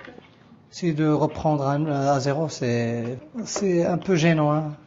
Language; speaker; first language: French; non-native, local second language; Arabic